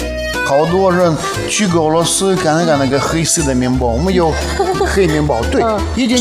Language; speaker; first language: Chinese; non-native, learner; Russian